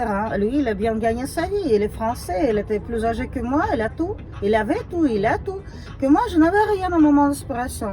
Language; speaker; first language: French; non-native, fluent; Russian